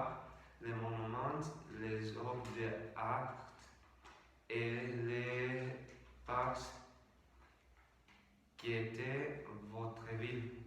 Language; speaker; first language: French; non-native, learner; Spanish